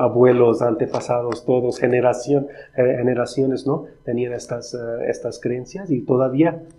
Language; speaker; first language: Spanish; non-native, fluent; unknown